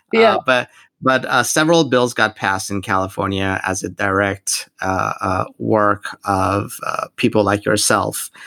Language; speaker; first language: English; non-native, fluent; Persian